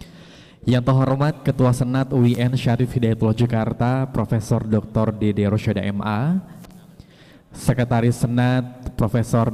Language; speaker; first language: Indonesian; native; Indonesian